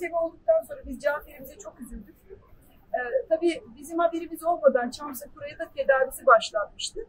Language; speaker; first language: Turkish; native; Turkish